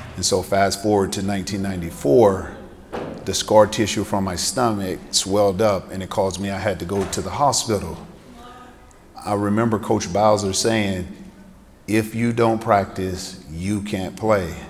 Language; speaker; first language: English; native; English